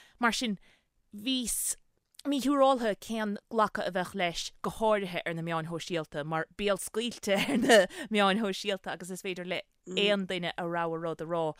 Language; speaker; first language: Irish; native; Irish